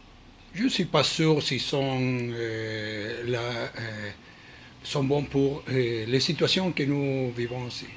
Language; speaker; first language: French; non-native, learner; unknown